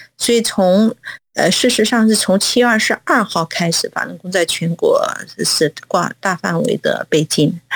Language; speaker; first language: Chinese; non-native, local second language; Cantonese